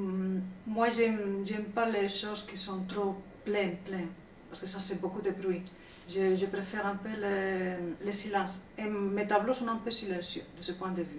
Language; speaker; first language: French; non-native, fluent; Spanish